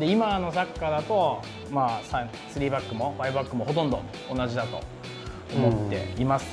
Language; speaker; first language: Japanese; native; Japanese